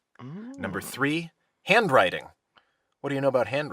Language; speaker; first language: English; native; English